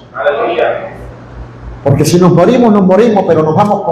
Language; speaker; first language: Spanish; native; Spanish